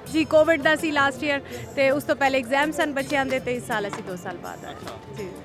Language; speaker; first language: Punjabi; native; Punjabi